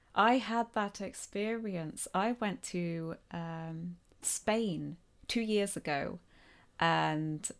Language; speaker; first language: English; native; English